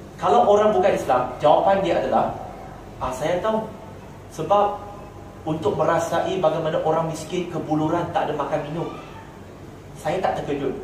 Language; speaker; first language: Malay; non-native, local second language; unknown